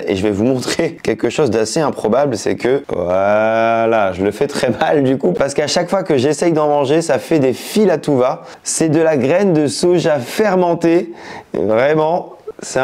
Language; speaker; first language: French; native; French